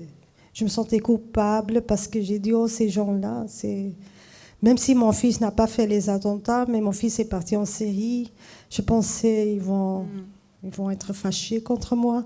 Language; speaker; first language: French; non-native, fluent; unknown